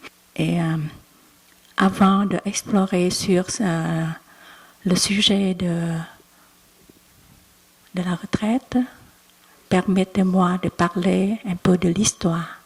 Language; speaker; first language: French; non-native, learner; Vietnamese